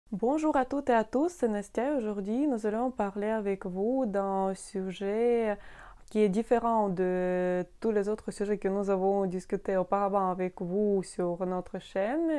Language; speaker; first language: French; non-native, fluent; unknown